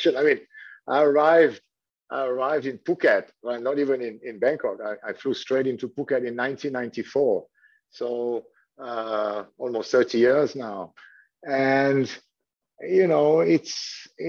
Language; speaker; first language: English; non-native, fluent; French